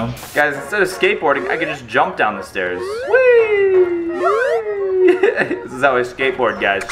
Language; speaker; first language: English; native; English